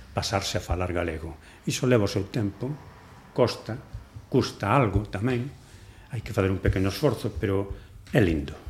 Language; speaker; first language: Galician; non-native, local second language; Spanish